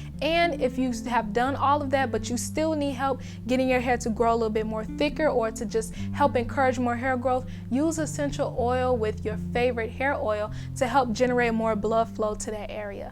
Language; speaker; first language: English; native; English